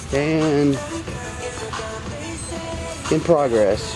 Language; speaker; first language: English; native; English